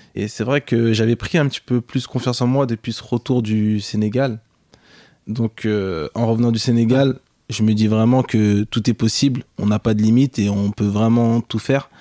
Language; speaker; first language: French; native; French